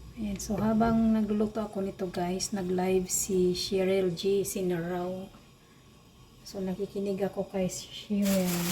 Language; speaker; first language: Filipino; non-native, local second language; Cebuano